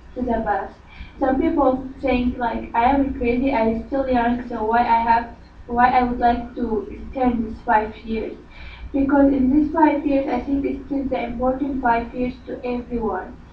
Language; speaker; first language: English; non-native, learner; Arabic